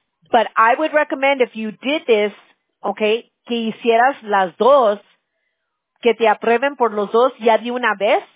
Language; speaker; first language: Spanish; early bilingual, heritage; Spanish